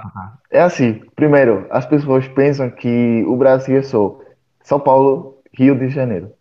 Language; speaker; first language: Portuguese; non-native, fluent; Spanish